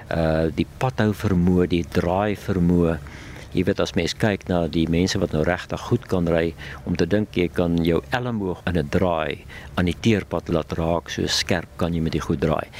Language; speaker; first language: Afrikaans; native; Afrikaans